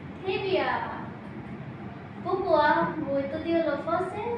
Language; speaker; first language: French; non-native, learner; Bangla